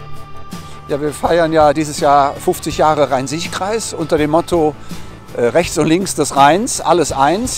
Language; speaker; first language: German; native; German